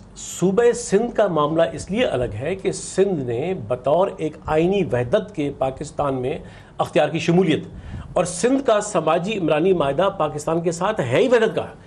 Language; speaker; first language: Urdu; non-native, local second language; Sindhi